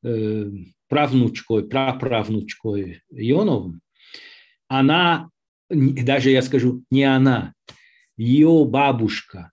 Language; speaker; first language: Russian; non-native, learner; Hungarian